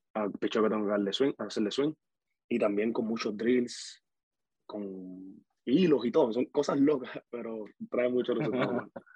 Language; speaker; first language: Spanish; native; Spanish